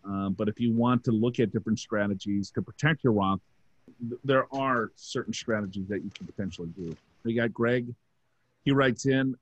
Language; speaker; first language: English; native; English